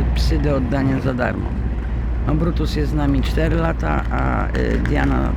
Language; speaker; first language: Polish; native; Polish